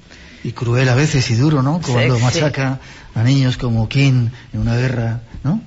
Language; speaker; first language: Spanish; native; Spanish